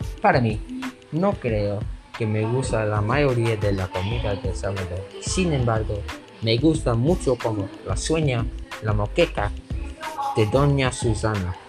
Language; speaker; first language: Spanish; non-native, learner; English